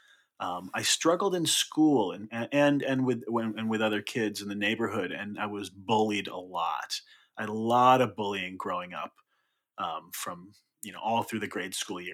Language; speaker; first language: English; native; English